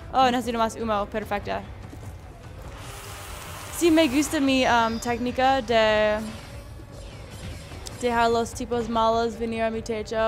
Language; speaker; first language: Spanish; non-native, learner; English